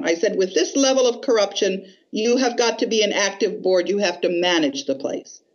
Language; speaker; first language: English; native; English